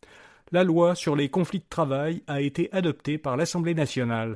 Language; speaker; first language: French; native; French